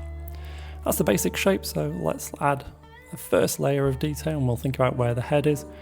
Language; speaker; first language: English; native; English